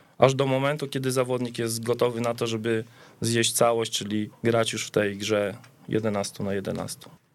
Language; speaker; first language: Polish; native; Polish